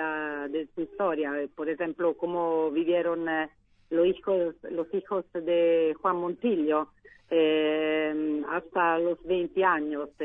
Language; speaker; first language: Spanish; non-native, learner; Italian